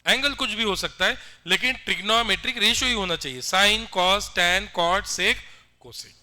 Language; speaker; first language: Hindi; non-native, local second language; Marathi